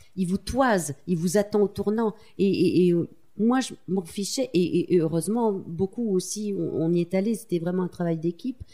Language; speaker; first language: French; native; French